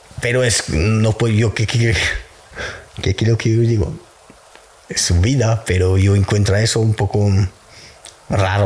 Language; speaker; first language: Spanish; non-native, fluent; French